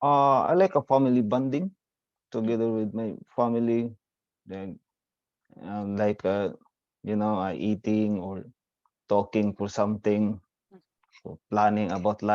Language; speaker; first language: English; non-native, learner; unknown